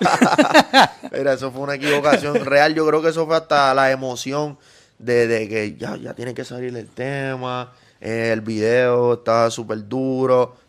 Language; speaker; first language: Spanish; native; Spanish